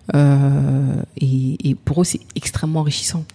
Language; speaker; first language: French; native; French